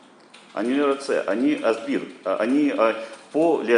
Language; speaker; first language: Hebrew; non-native, learner; Russian